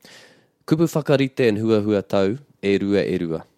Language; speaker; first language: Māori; non-native, local second language; English